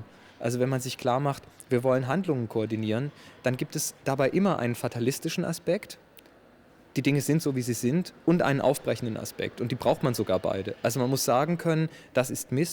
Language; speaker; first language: German; native; German